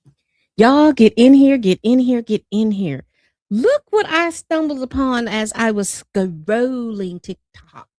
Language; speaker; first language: English; native; English